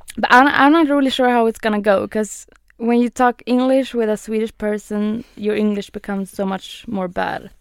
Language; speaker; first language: English; non-native, fluent; Swedish